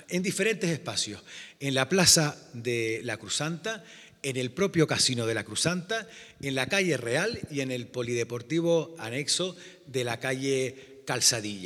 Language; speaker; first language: Spanish; native; Spanish